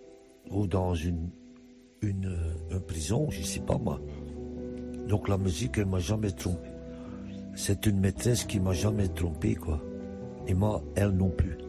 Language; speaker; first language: French; non-native, fluent; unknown